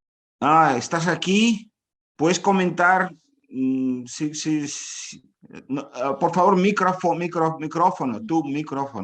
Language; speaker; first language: Spanish; non-native, fluent; Ukrainian